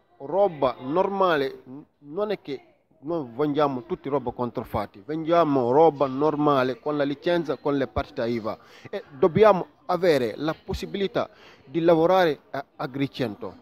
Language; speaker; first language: Italian; non-native, fluent; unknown